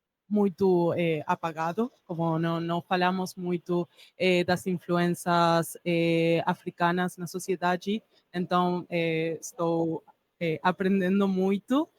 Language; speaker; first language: Portuguese; non-native, fluent; Spanish